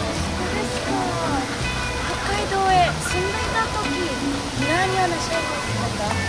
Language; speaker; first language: Japanese; non-native, learner; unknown